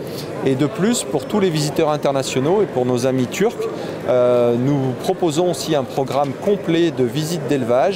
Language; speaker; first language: French; native; French